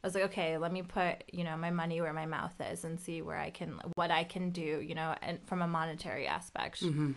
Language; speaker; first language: English; early bilingual, other home language; Urdu